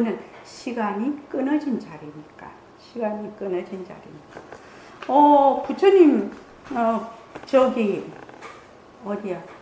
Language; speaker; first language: Korean; native; Korean